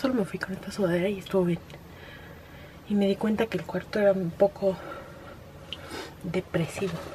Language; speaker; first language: Spanish; native; Spanish